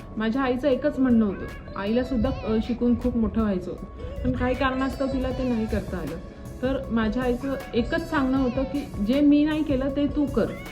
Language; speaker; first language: Marathi; native; Marathi